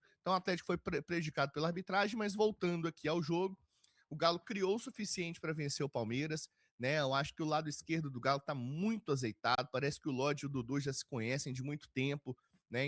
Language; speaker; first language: Portuguese; native; Portuguese